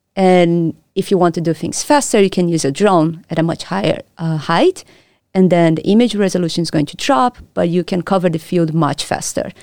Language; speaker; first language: English; non-native, fluent; Portuguese